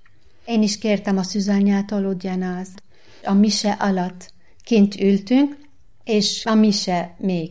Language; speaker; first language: Hungarian; non-native, learner; Arabic